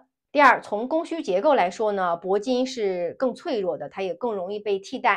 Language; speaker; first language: Chinese; native; Chinese